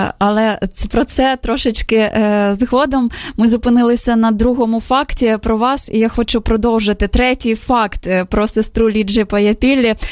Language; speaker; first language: Ukrainian; native; Ukrainian